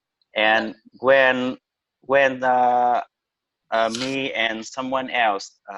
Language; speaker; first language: English; non-native, learner; Vietnamese